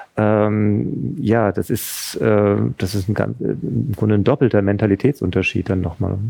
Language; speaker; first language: German; native; German